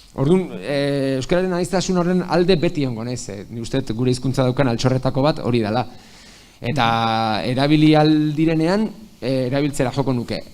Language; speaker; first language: Basque; native; Basque